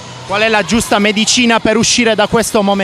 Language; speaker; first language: Italian; native; Italian